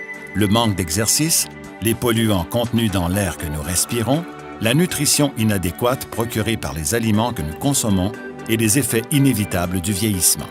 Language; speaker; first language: French; native; French